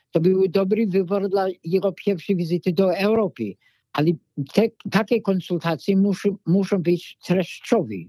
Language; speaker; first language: Polish; non-native, fluent; English